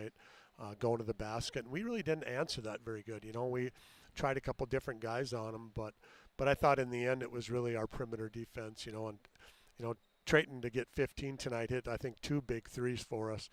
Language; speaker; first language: English; native; English